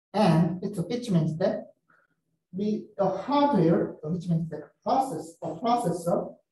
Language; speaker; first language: English; non-native, fluent; Korean